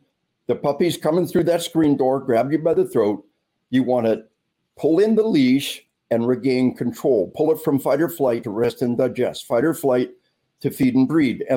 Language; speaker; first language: English; native; English